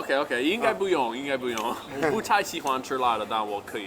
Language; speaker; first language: Chinese; non-native, fluent; English